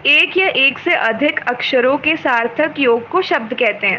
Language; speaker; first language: Hindi; non-native, local second language; Malayalam